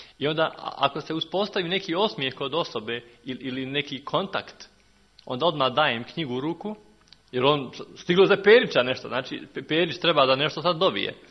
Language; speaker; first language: Serbian; native; Serbian